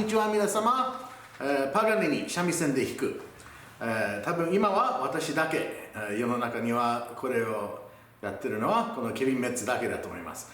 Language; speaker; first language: Japanese; non-native, fluent; English